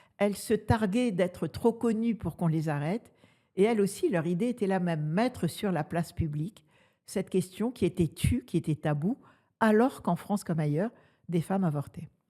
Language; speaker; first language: French; native; French